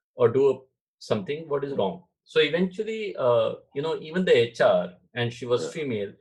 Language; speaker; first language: English; non-native, local second language; Marathi